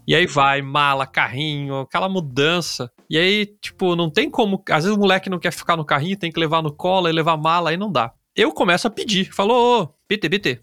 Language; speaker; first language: Portuguese; native; Portuguese